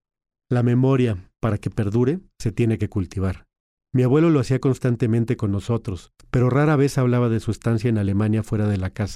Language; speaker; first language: Spanish; native; Spanish